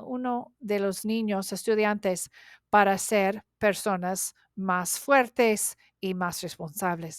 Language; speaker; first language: Spanish; non-native, learner; English